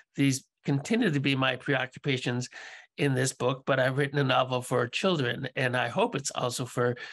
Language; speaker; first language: English; native; English